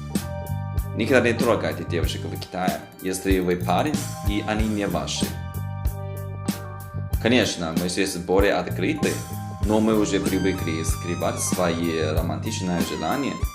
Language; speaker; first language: Russian; non-native, fluent; Chinese